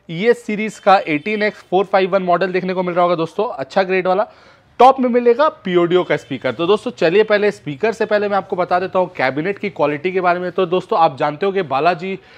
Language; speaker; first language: Hindi; native; Hindi